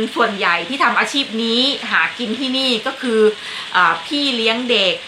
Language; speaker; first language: Thai; native; Thai